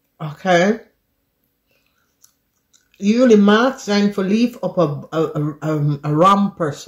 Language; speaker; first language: Dutch; non-native, learner; English